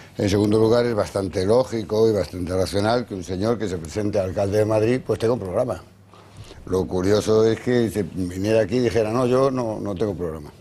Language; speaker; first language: Spanish; non-native, local second language; Galician